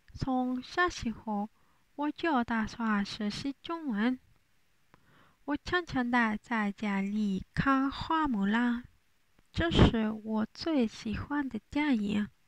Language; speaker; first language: Chinese; non-native, learner; Spanish